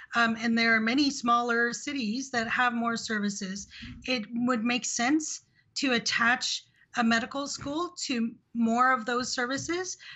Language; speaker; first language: English; early bilingual, other home language; Hindi